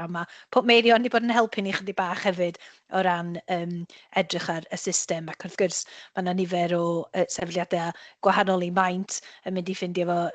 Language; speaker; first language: Welsh; native; Welsh